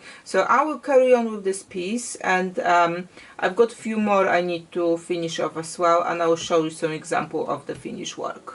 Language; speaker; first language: English; non-native, fluent; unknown